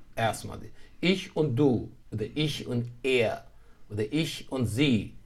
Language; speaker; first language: German; non-native, fluent; Persian